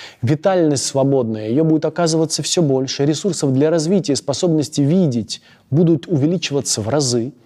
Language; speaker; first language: Russian; native; Russian